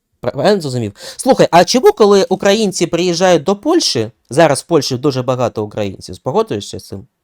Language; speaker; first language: Ukrainian; non-native, local second language; Russian